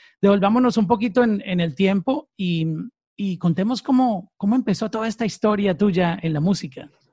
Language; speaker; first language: Spanish; native; Spanish